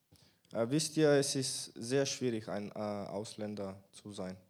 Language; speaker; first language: German; non-native, fluent; Bulgarian